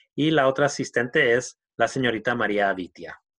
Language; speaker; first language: Spanish; early bilingual, heritage; Spanish